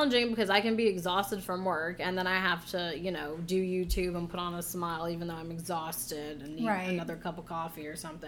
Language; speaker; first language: English; native; English